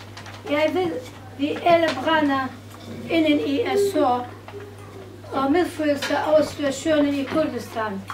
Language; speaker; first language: Danish; non-native, fluent; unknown